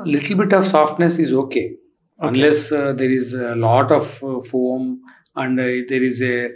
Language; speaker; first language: English; non-native, local second language; Telugu